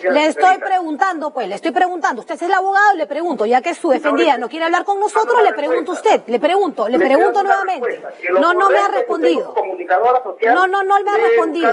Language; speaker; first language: Spanish; native; Spanish